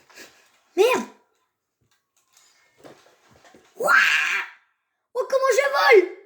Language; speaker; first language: French; native; French